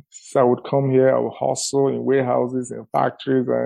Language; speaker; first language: English; non-native, local second language; Igbo